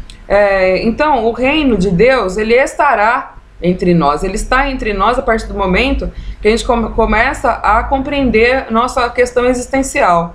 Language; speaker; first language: Portuguese; native; Portuguese